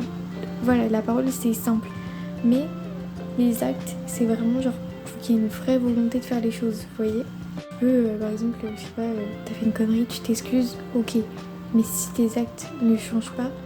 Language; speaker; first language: French; native; French